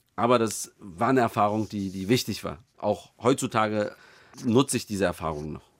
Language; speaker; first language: German; native; German